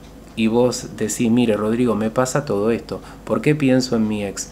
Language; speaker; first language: Spanish; native; Spanish